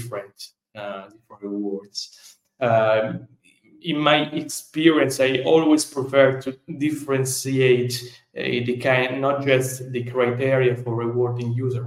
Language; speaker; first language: English; non-native, fluent; Italian